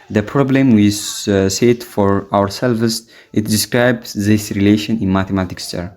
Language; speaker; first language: English; non-native, local second language; Amharic